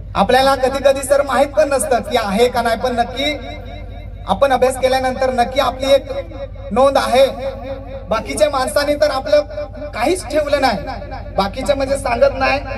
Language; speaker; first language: Marathi; native; Marathi